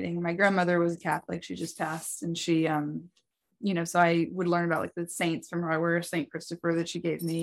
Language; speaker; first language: English; native; English